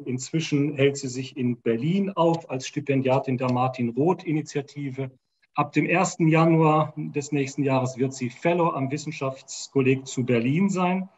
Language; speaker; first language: German; native; German